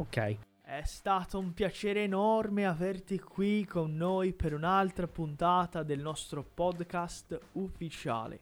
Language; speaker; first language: Italian; non-native, fluent; Portuguese